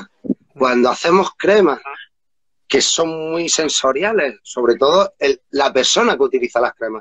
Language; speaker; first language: Spanish; native; Spanish